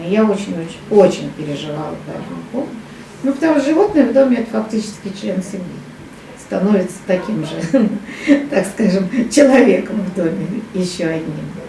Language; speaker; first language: Russian; native; Russian